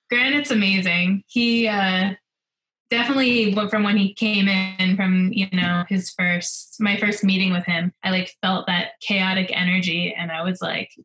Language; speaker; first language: English; native; English